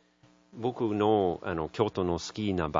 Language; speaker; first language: Japanese; non-native, learner; English